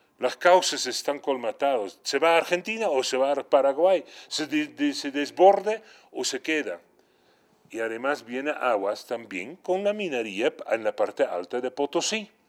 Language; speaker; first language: Spanish; non-native, fluent; Dutch